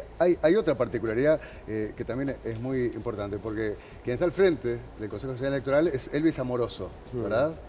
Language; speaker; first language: Spanish; native; Spanish